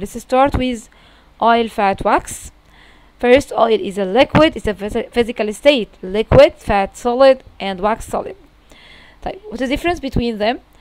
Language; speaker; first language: English; non-native, fluent; Arabic